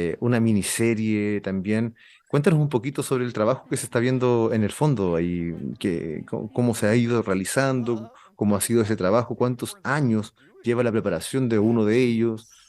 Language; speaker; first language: Spanish; native; Spanish